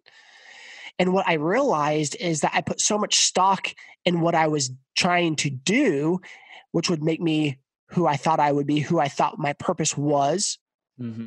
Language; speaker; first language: English; native; English